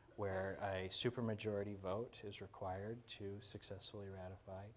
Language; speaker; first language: English; native; English